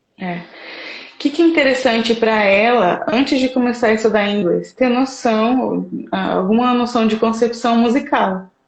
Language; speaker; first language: Portuguese; native; Portuguese